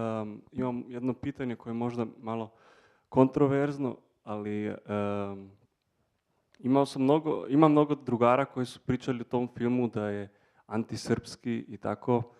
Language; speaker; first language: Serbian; early bilingual, heritage; Serbian